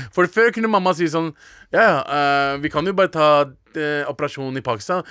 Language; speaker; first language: Norwegian; early bilingual, other home language; Urdu